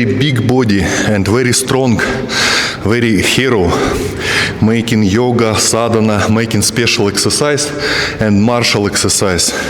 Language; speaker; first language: English; non-native, learner; Russian